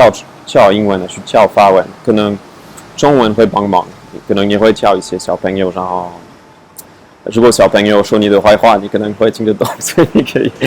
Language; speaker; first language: Chinese; non-native, fluent; French